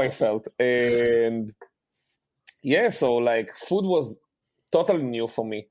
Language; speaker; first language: English; non-native, fluent; Hebrew